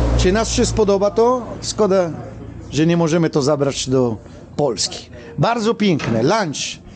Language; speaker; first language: Polish; non-native, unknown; Italian